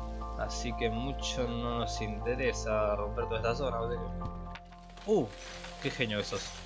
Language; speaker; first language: Spanish; native; Spanish